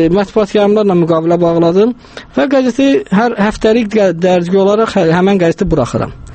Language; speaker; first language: Azerbaijani; non-native, local second language; Talysh